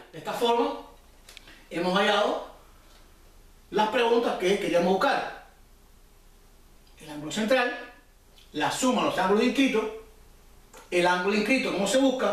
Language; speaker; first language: Spanish; native; Spanish